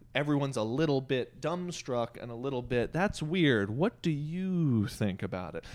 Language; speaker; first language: English; native; English